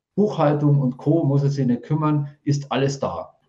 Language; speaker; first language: German; native; German